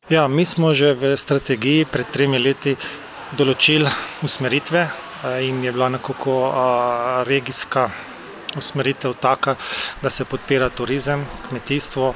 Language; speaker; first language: Slovenian; native; Slovenian